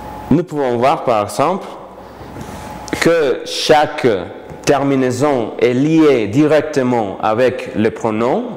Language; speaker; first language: French; non-native, fluent; Spanish